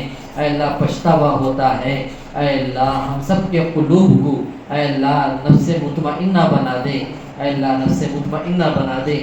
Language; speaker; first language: Urdu; native; Urdu